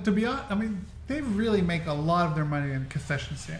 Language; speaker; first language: English; native; English